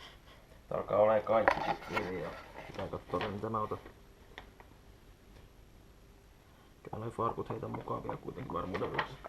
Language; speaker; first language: Finnish; native; Finnish